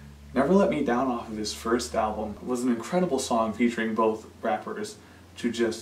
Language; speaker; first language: English; native; English